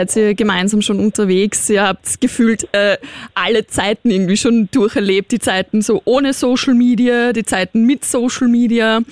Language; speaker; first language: German; native; German